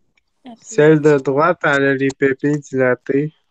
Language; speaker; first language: French; native; French